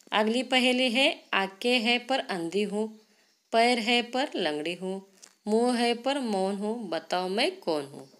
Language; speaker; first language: Hindi; non-native, local second language; Marathi